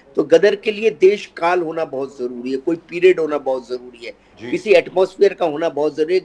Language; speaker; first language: Hindi; native; Hindi